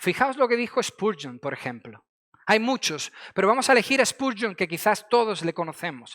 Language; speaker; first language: Spanish; native; Spanish